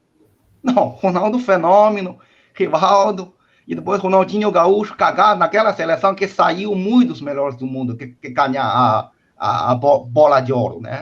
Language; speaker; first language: Portuguese; non-native, fluent; Chinese